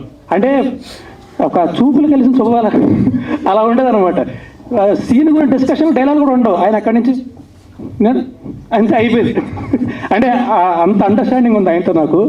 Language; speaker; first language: Telugu; native; Telugu